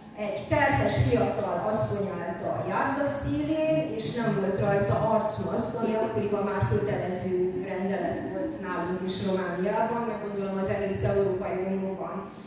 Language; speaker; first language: Hungarian; native; Hungarian